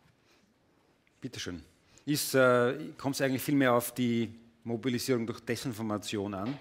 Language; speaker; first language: German; native; German